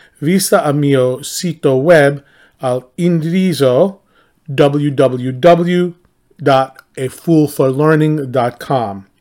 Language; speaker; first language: Italian; non-native, learner; English